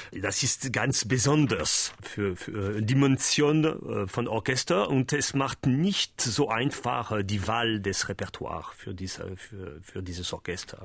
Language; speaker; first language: German; non-native, learner; French